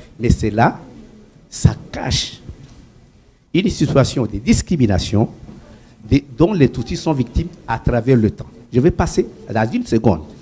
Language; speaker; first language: French; non-native, local second language; Kinyarwanda